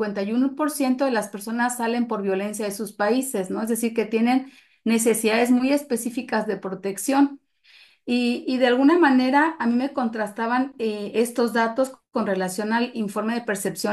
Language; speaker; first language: Spanish; native; Spanish